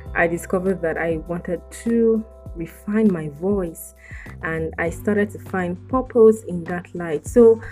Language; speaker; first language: English; non-native, local second language; Yoruba